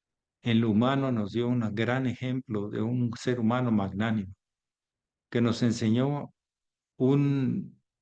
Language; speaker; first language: Spanish; native; Spanish